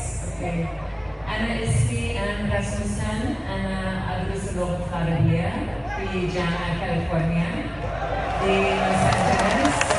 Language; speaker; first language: Arabic; non-native, fluent; English